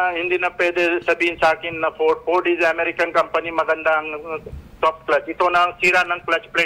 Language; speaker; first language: Filipino; non-native, learner; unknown